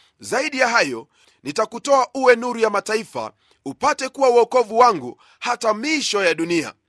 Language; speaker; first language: Swahili; non-native, local second language; Luyia